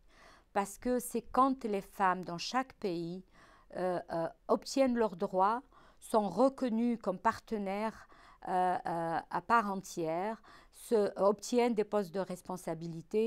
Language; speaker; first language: French; non-native, local second language; Arabic